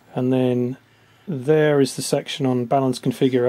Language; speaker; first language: English; native; English